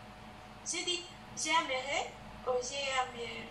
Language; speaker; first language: French; non-native, learner; Spanish